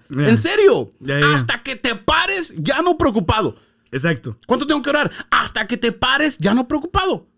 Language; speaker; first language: Spanish; early bilingual, heritage; Spanish